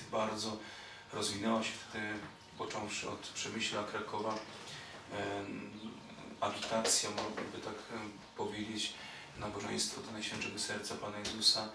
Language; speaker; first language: Polish; native; Polish